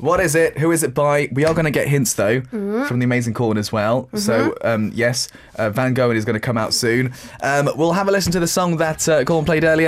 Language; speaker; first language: English; native; English